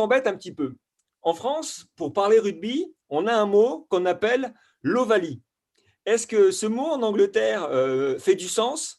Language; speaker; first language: French; native; French